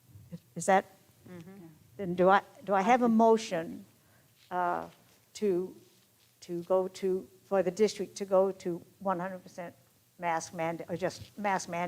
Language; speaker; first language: English; native; English